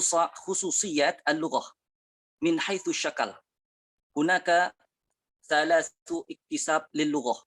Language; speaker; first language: Arabic; non-native, learner; Indonesian